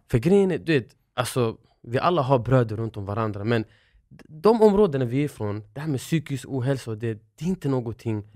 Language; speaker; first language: Swedish; early bilingual, other home language; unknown